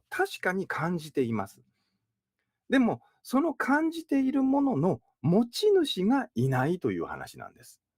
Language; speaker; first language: Japanese; native; Japanese